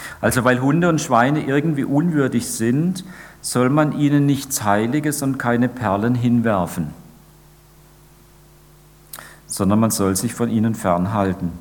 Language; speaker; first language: German; native; German